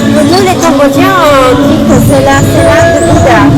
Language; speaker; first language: French; non-native, fluent; Khmer